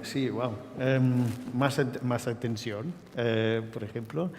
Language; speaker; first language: Spanish; non-native, fluent; English